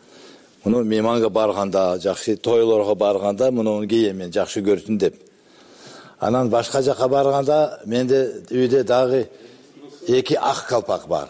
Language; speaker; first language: Kyrgyz; non-native, local second language; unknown